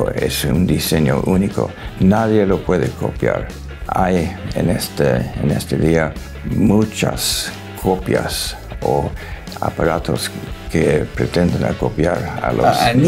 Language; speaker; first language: Spanish; non-native, local second language; English